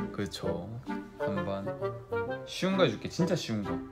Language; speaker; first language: Korean; native; Korean